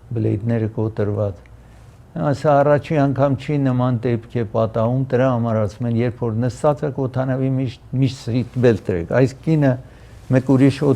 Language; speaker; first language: Armenian; early bilingual, heritage; Armenian